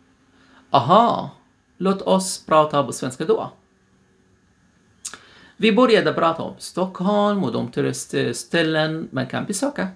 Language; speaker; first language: Swedish; non-native, fluent; Arabic